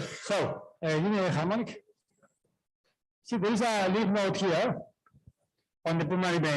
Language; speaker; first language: English; non-native, fluent; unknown